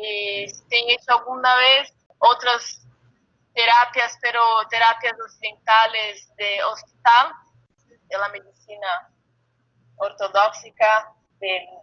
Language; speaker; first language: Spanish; non-native, fluent; Portuguese